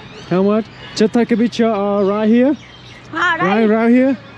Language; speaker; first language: English; non-native, learner; Vietnamese